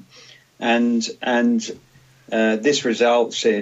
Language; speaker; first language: English; native; English